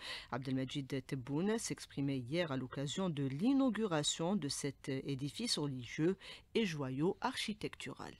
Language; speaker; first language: French; non-native, local second language; Arabic